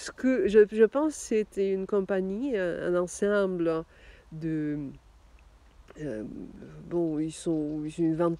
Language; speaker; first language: French; non-native, fluent; Russian